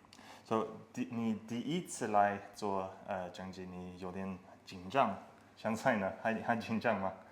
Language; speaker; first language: Chinese; non-native, learner; English